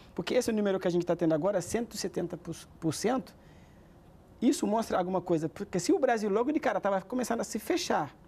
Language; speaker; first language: Portuguese; non-native, fluent; Wolof